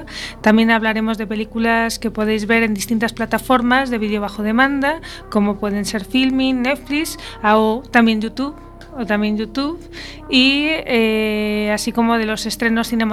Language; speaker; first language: Spanish; native; Spanish